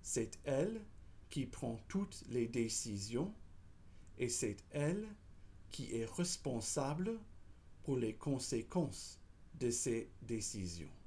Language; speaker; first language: French; non-native, fluent; English